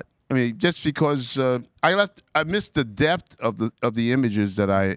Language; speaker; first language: English; native; English